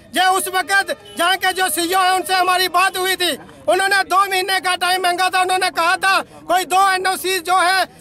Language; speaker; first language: Hindi; native; Hindi